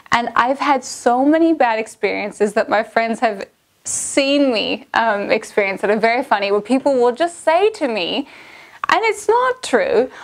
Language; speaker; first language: English; native; English